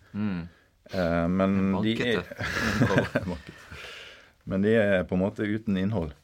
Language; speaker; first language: Norwegian; native; Norwegian